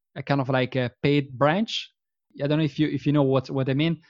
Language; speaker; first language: English; non-native, fluent; Italian